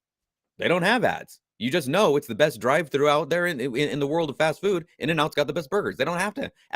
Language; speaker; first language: English; native; English